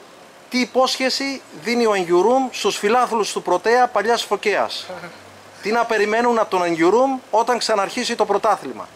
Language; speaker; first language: Greek; native; Greek